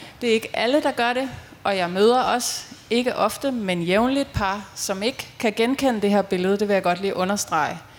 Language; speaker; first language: Danish; native; Danish